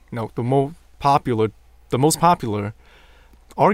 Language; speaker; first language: English; non-native, local second language; Cantonese